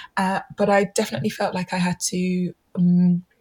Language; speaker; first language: English; native; English